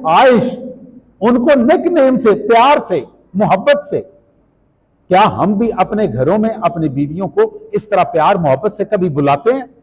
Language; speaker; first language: Urdu; non-native, local second language; Punjabi